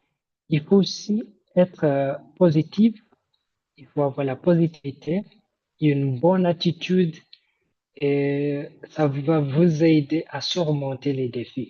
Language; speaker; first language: French; non-native, fluent; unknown